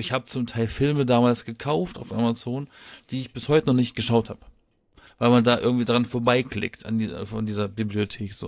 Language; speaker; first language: German; native; German